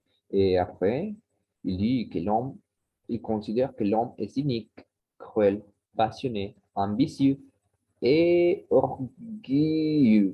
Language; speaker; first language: French; non-native, learner; Spanish